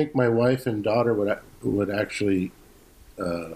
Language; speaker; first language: English; native; English